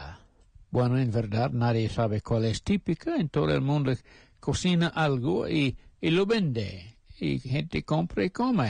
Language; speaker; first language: Spanish; non-native, fluent; English